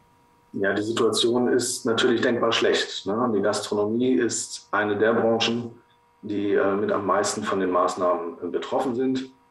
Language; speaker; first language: German; native; German